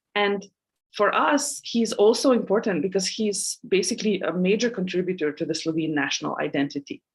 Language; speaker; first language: English; non-native, fluent; Slovenian